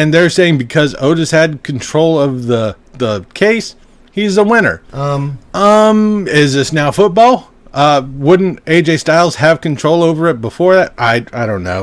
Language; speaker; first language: English; native; English